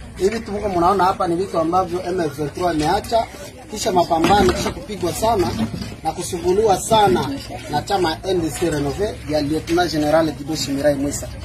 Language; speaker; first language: Swahili; native; Swahili